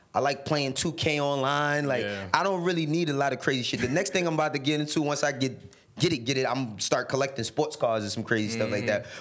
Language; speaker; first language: English; native; English